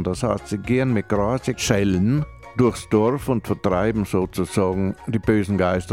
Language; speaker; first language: German; native; German